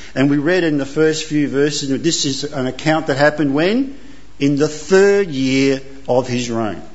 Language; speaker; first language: English; native; English